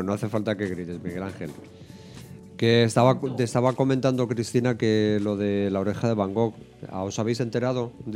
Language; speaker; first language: Spanish; native; Spanish